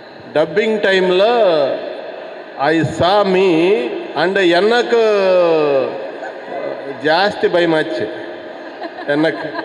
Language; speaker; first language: Tamil; non-native, learner; Telugu